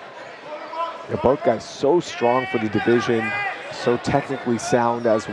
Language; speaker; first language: English; native; English